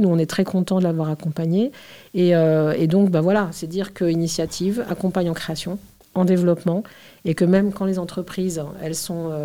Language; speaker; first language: French; native; French